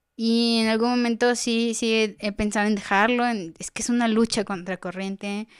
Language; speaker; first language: Spanish; native; Spanish